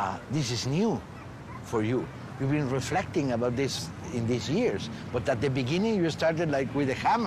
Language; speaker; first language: English; non-native, fluent; Spanish